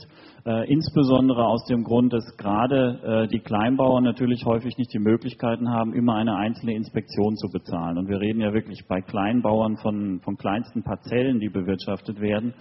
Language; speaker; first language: German; native; German